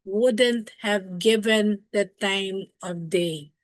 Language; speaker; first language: English; non-native, local second language; Filipino